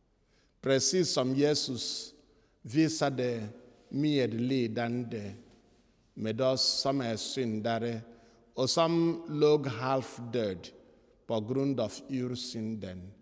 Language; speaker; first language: Swedish; non-native, fluent; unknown